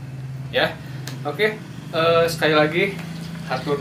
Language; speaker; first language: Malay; non-native, local second language; Sundanese